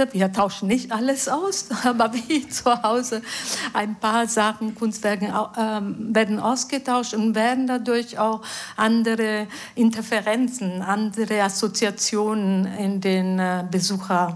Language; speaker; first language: German; non-native, fluent; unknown